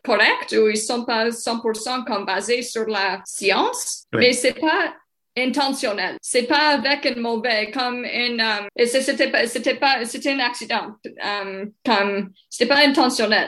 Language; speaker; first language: French; non-native, local second language; English